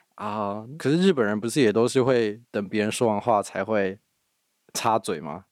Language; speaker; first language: Chinese; native; Chinese